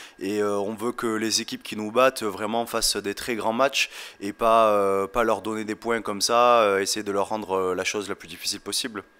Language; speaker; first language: French; native; French